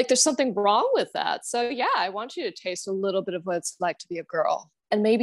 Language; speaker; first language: English; non-native, fluent; German